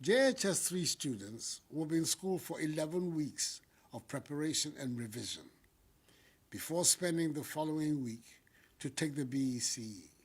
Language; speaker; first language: English; non-native, local second language; Akan